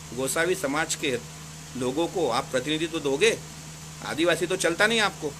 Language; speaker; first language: Hindi; non-native, local second language; Marathi